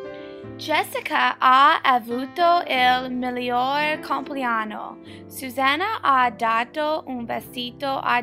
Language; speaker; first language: Italian; non-native, learner; English